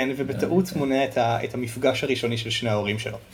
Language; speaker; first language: Hebrew; native; Hebrew